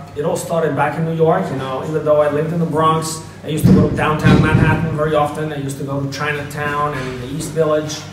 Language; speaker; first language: English; native; English